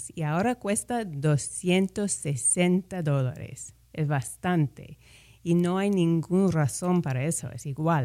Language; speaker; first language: Spanish; non-native, fluent; English